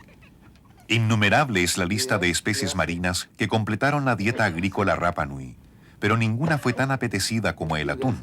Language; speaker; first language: Spanish; native; Spanish